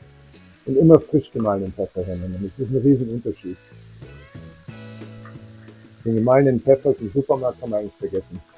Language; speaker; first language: German; native; German